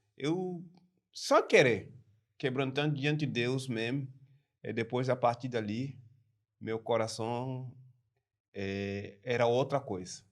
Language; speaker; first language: Portuguese; non-native, learner; French